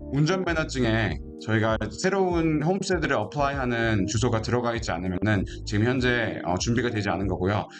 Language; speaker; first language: Korean; native; Korean